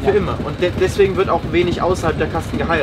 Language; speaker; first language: German; native; German